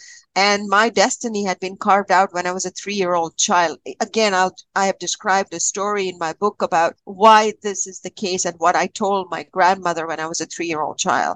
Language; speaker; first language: English; non-native, local second language; Malayalam